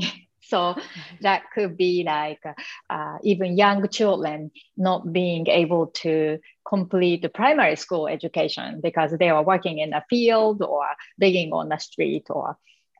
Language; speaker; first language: English; non-native, fluent; Japanese